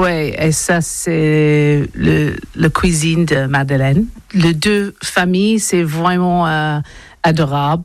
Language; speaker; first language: French; non-native, learner; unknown